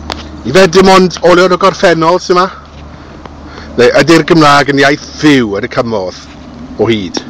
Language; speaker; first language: Welsh; non-native, local second language; English